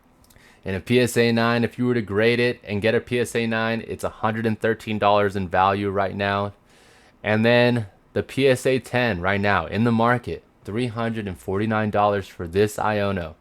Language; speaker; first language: English; native; English